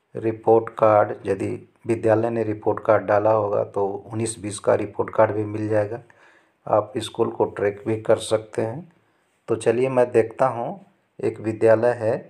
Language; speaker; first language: Hindi; native; Hindi